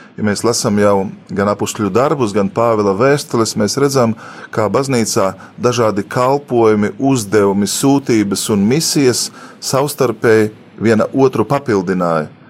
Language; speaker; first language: Latvian; native; Latvian